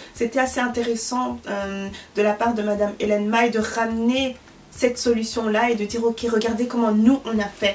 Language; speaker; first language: French; early bilingual, other home language; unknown